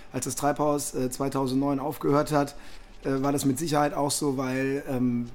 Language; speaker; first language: German; native; German